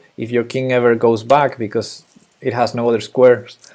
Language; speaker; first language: English; non-native, fluent; Spanish